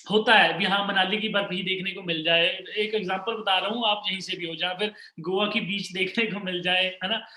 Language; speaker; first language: Hindi; non-native, local second language; Punjabi